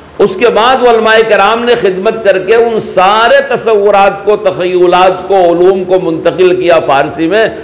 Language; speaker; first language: Urdu; native; Urdu